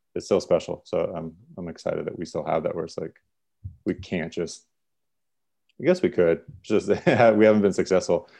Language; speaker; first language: English; native; English